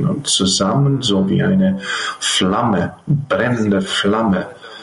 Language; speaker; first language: German; non-native, fluent; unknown